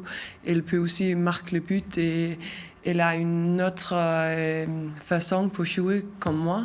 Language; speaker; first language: French; non-native, learner; Danish